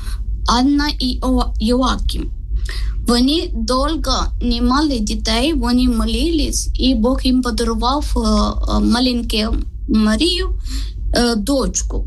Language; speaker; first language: Ukrainian; non-native, learner; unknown